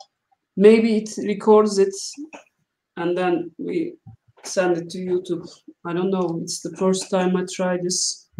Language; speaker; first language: English; non-native, learner; Turkish